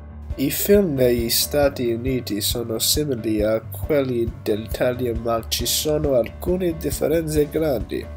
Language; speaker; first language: Italian; non-native, learner; English